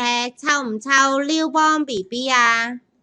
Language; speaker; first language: Chinese; native; Chinese